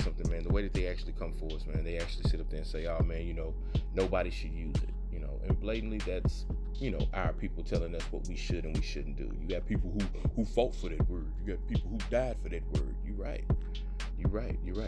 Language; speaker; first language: English; native; English